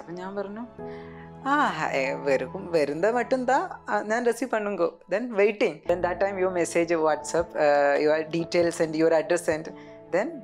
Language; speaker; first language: Tamil; non-native, learner; Malayalam